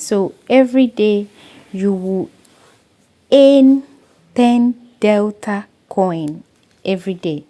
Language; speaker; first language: English; non-native, local second language; Igbo